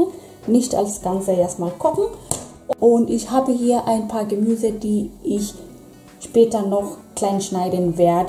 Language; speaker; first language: German; non-native, fluent; Swahili